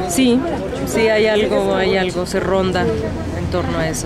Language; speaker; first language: Spanish; native; Spanish